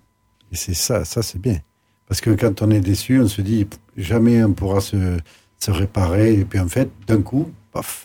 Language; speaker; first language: French; native; French